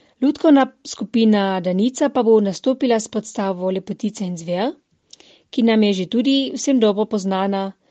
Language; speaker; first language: Slovenian; native; Slovenian